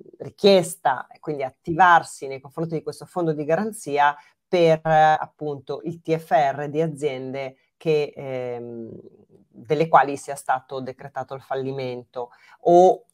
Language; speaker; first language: Italian; native; Italian